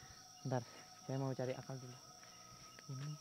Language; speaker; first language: Indonesian; native; Indonesian